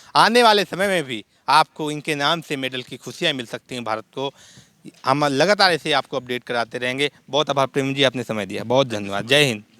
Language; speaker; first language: Hindi; native; Hindi